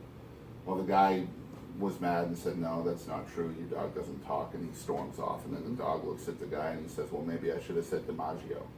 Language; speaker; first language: English; native; English